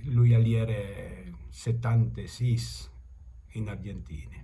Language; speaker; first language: Italian; early bilingual, heritage; Spanish